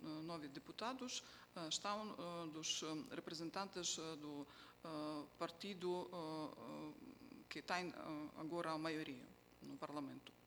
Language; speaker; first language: Portuguese; non-native, fluent; Ukrainian